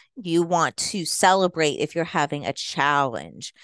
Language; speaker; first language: English; native; English